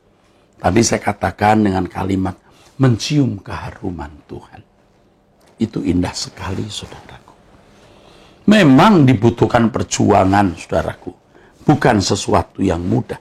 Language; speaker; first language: Indonesian; native; Indonesian